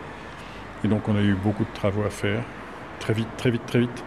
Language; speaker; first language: French; native; French